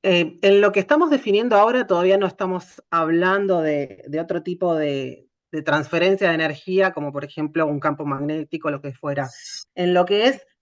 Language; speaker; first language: Spanish; native; Spanish